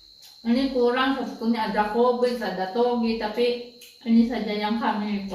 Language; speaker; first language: Indonesian; non-native, learner; Filipino